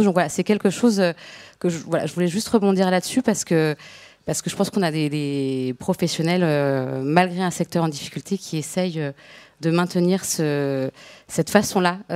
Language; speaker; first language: French; native; French